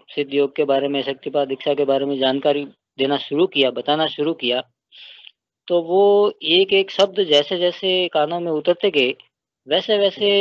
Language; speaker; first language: Hindi; native; Hindi